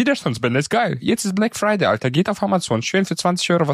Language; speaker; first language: German; native; German